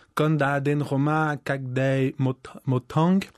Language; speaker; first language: Vietnamese; non-native, fluent; French